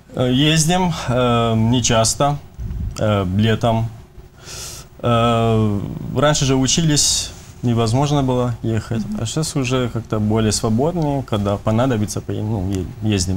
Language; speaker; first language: Russian; non-native, fluent; Persian